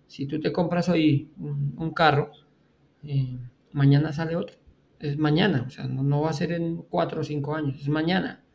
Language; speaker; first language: Spanish; native; Spanish